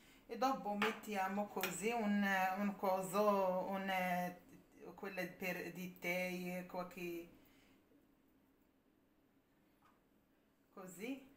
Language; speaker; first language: Italian; non-native, learner; Arabic